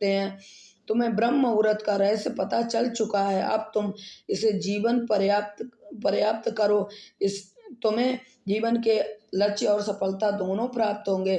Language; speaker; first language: Hindi; native; Hindi